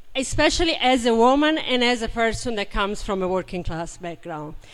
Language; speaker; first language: English; non-native, fluent; Italian